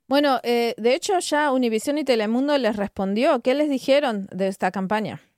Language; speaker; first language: Spanish; native; Spanish